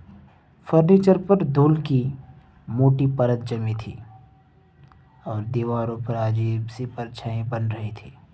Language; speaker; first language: Hindi; native; Hindi